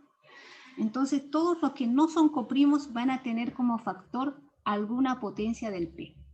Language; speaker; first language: Spanish; native; Spanish